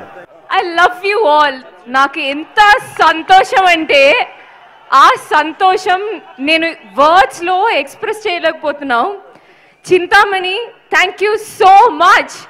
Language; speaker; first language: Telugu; non-native, learner; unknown